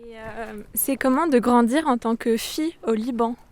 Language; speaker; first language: French; native; French